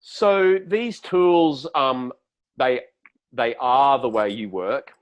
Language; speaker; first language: English; native; English